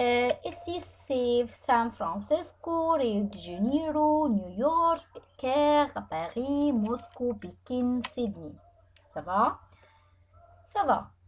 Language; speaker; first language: French; non-native, fluent; Arabic